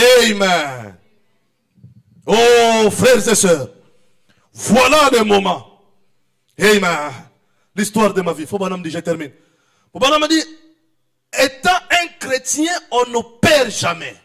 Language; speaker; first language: French; non-native, local second language; Swahili